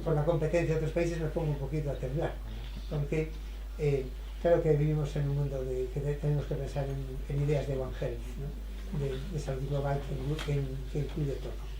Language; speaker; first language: Spanish; native; Spanish